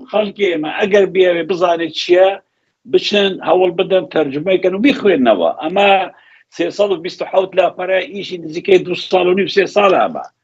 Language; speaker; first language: Central Kurdish; non-native, local second language; Kurdish